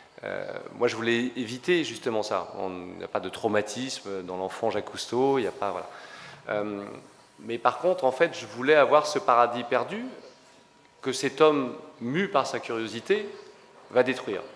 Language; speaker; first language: French; native; French